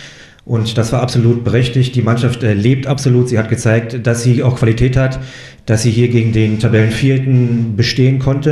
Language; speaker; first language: German; native; German